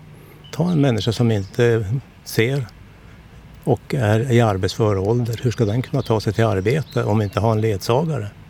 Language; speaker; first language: Swedish; native; Swedish